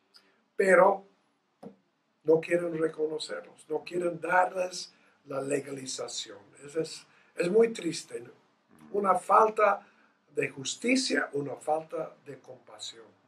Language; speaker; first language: Spanish; non-native, fluent; English